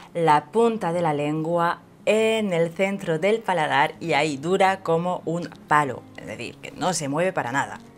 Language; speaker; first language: Spanish; non-native, fluent; French